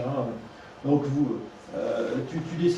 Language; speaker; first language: French; native; French